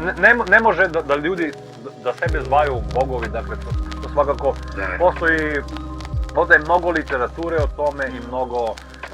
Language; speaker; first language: Croatian; native; Croatian